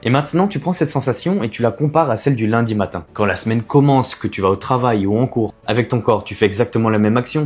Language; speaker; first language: French; native; French